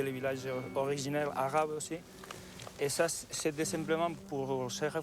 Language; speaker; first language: French; non-native, fluent; Spanish